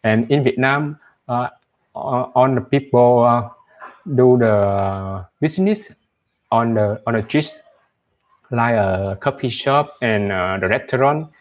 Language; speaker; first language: English; non-native, learner; Vietnamese